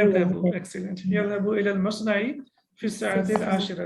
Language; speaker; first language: Arabic; non-native, fluent; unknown